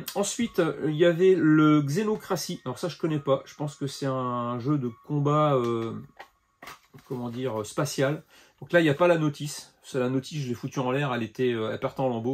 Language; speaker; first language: French; native; French